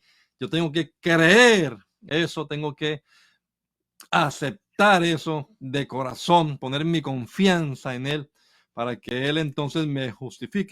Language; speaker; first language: Spanish; native; Spanish